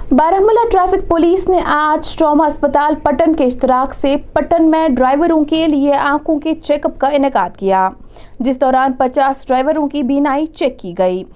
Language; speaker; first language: Urdu; non-native, local second language; Kashmiri